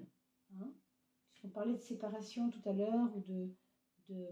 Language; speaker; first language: French; native; French